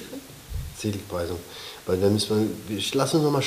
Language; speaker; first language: German; native; German